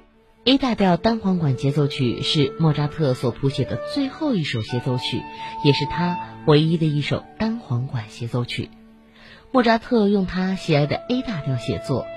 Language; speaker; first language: Chinese; native; Chinese